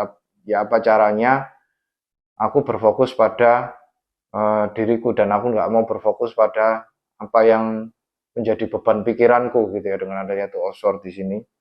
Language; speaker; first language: Indonesian; native; Indonesian